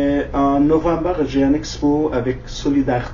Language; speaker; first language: French; non-native, learner; Kurdish